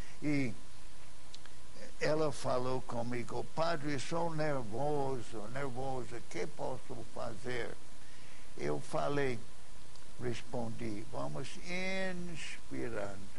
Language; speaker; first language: Portuguese; non-native, fluent; English